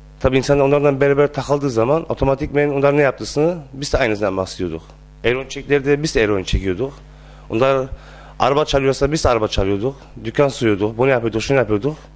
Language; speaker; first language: Turkish; early bilingual, heritage; Turkish